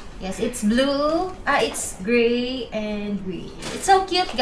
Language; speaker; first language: English; non-native, local second language; Filipino